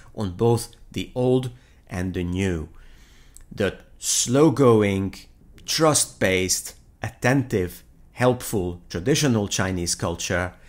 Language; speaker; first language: English; non-native, fluent; Hungarian